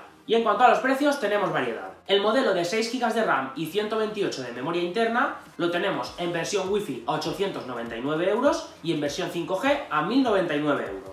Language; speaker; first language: Spanish; native; Spanish